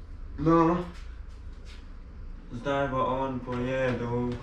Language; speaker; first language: Slovenian; early bilingual, other home language; Polish